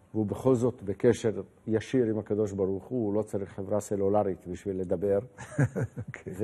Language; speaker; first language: Hebrew; native; Hebrew